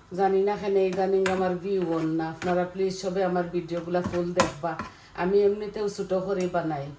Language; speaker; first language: Bangla; native; Bangla